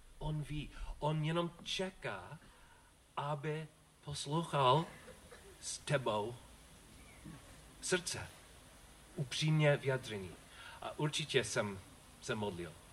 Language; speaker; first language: Czech; non-native, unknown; English